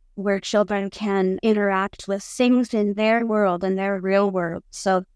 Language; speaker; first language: English; native; English